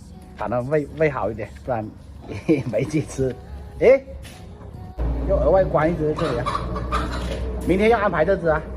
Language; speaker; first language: Chinese; native; Chinese